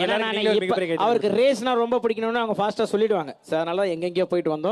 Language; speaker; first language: Tamil; native; Tamil